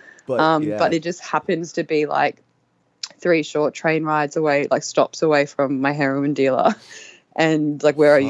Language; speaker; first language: English; native; English